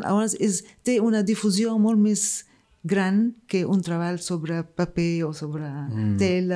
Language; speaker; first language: Catalan; non-native, fluent; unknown